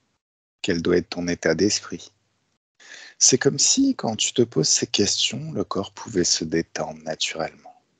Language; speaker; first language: French; native; French